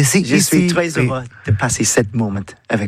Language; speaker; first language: French; non-native, learner; English